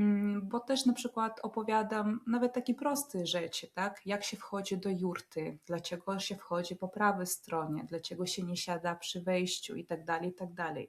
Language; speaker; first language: Polish; non-native, fluent; Russian